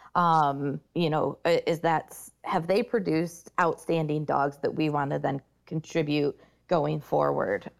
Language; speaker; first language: English; native; English